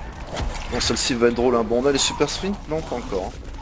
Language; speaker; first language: French; native; French